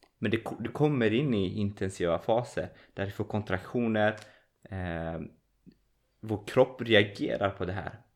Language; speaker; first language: Swedish; early bilingual, other home language; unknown